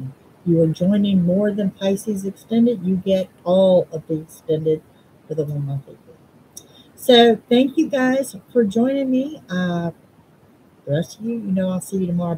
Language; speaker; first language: English; native; English